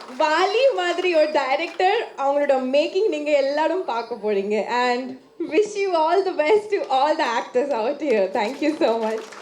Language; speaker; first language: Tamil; non-native, learner; Malayalam